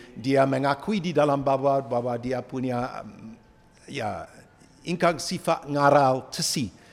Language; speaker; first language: Malay; non-native, fluent; English